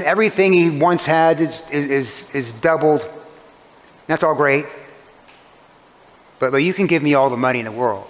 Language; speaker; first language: English; native; English